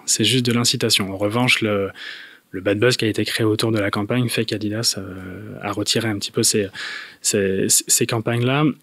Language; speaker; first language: French; native; French